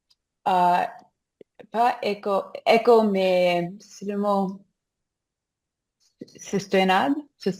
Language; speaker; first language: French; non-native, learner; English